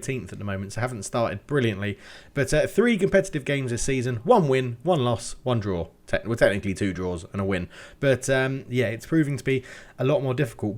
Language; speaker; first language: English; native; English